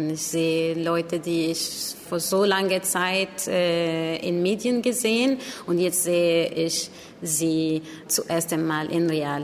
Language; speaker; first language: German; non-native, learner; Arabic